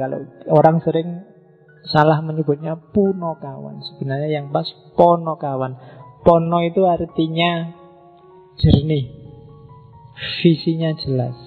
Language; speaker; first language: Indonesian; non-native, local second language; Javanese